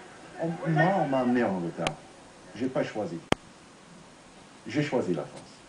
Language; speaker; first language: French; non-native, fluent; Italian